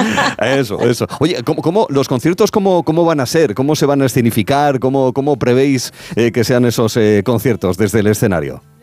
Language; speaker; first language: Spanish; native; Spanish